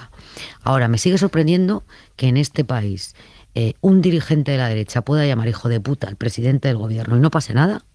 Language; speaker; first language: Spanish; native; Spanish